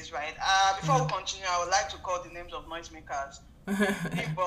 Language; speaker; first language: English; non-native, local second language; Yoruba